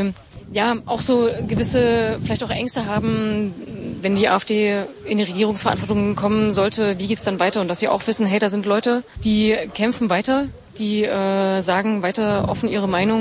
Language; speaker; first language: German; native; German